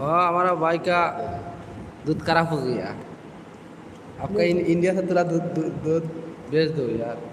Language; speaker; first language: Hindi; non-native, learner; Bangla